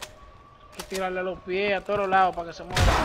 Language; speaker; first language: Spanish; native; Spanish